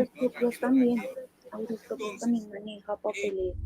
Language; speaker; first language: Spanish; native; Spanish